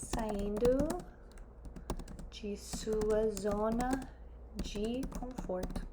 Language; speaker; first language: Portuguese; non-native, fluent; English